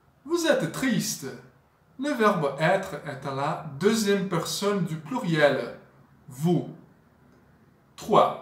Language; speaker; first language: French; non-native, fluent; Portuguese